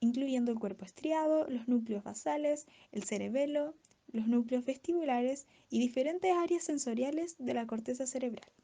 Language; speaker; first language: Spanish; native; Spanish